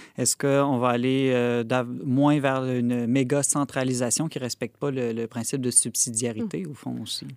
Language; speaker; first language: French; native; French